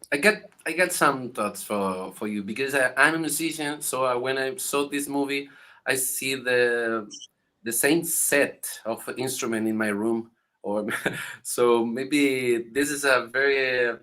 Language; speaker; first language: English; non-native, learner; Spanish